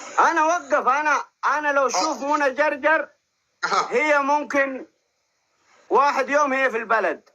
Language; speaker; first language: Arabic; non-native, learner; Oromo